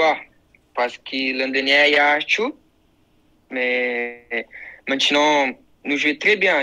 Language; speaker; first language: French; non-native, learner; Portuguese